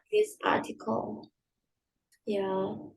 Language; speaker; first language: English; non-native, learner; Vietnamese